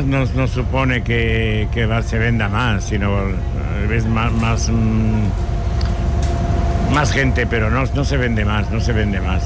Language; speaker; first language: Spanish; native; Spanish